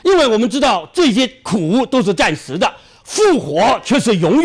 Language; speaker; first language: Chinese; native; Chinese